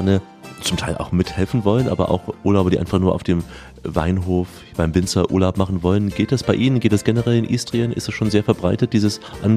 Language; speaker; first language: German; native; German